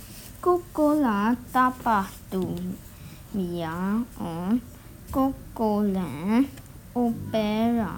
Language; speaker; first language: Finnish; non-native, learner; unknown